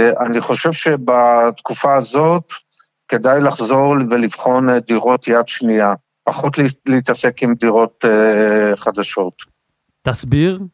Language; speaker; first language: Hebrew; native; Hebrew